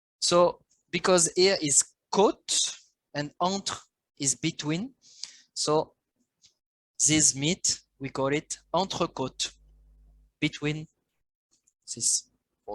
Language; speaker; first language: English; non-native, learner; French